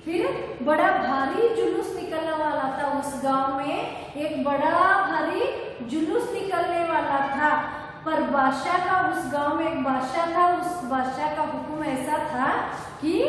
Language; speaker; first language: Hindi; non-native, local second language; Kannada